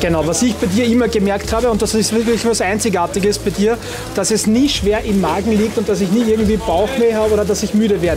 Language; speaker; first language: German; native; German